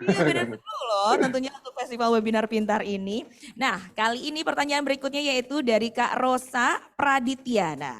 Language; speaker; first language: Indonesian; native; Indonesian